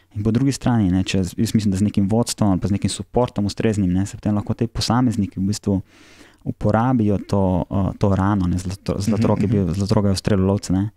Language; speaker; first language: Slovenian; native; Slovenian